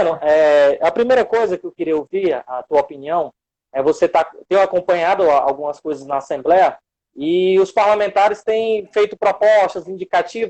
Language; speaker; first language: Portuguese; native; Portuguese